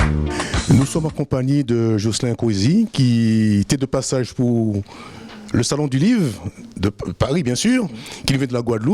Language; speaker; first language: French; native; French